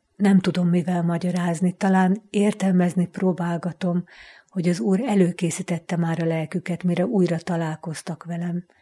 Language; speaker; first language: Hungarian; native; Hungarian